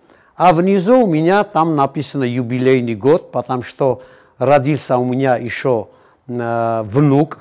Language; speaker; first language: Russian; non-native, fluent; Armenian